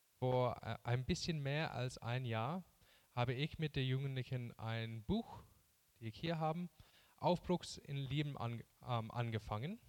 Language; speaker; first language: German; non-native, fluent; English